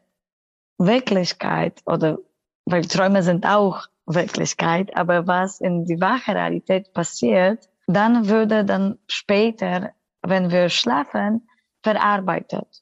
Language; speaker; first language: German; non-native, fluent; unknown